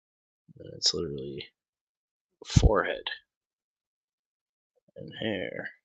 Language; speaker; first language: English; native; English